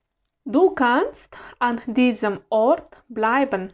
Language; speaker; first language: German; non-native, fluent; Uzbek